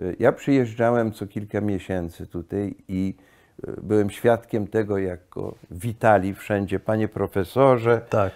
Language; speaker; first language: Polish; early bilingual, heritage; Polish